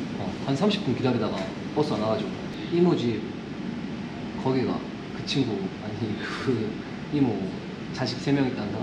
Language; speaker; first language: Korean; native; Korean